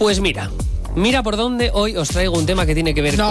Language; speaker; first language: Spanish; native; Spanish